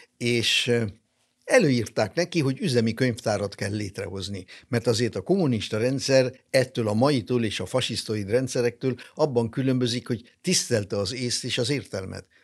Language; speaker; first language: Hungarian; non-native, local second language; German